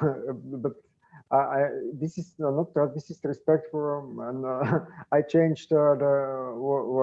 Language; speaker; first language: English; non-native, learner; Bulgarian